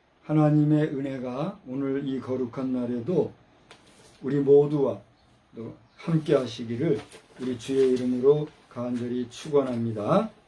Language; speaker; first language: Korean; native; Korean